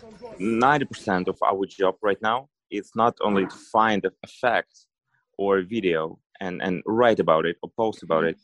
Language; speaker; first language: English; non-native, fluent; Ukrainian